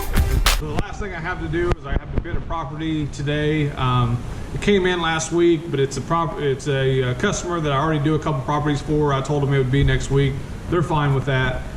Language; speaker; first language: English; native; English